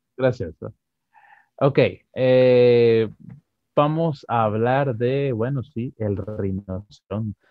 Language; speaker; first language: Spanish; native; Spanish